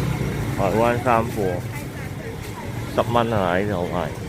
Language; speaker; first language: Chinese; early bilingual, heritage; Cantonese